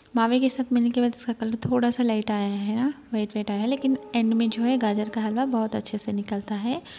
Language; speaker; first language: Hindi; non-native, local second language; Urdu